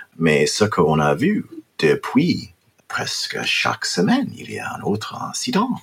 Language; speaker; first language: French; non-native, fluent; English